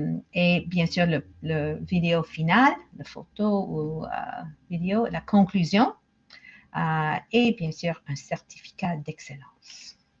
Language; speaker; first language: French; non-native, local second language; English